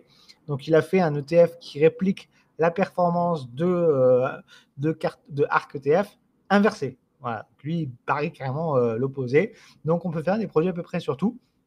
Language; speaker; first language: French; native; French